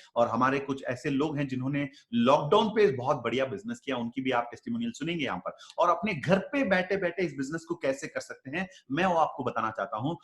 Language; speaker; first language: Hindi; non-native, local second language; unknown